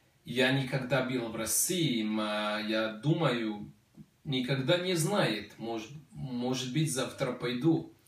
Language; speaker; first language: Russian; non-native, learner; Slovenian